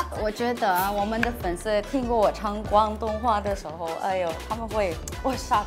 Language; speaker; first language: Chinese; non-native, fluent; Malay